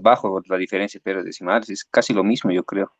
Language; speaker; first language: Spanish; native; Spanish